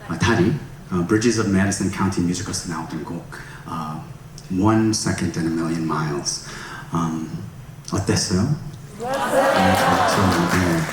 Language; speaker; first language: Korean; early bilingual, heritage; English